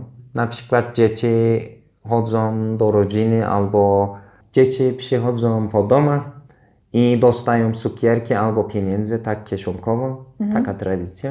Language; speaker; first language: Polish; non-native, fluent; Turkish